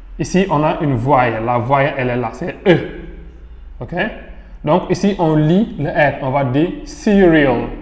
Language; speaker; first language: French; non-native, local second language; Wolof